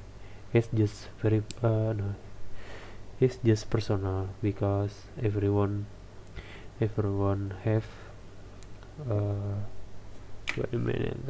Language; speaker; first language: English; non-native, learner; Indonesian